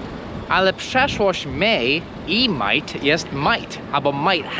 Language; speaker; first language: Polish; non-native, fluent; English